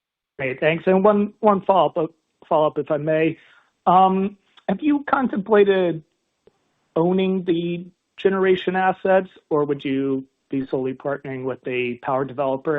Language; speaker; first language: English; native; English